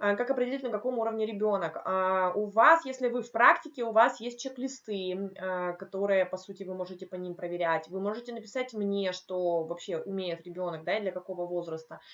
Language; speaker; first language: Russian; non-native, local second language; Ukrainian